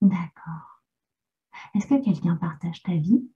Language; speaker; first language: French; native; French